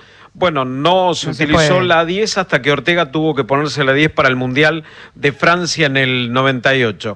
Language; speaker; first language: Spanish; native; Spanish